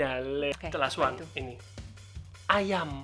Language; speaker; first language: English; non-native, learner; Indonesian